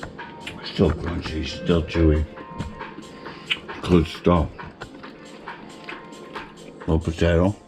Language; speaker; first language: English; native; English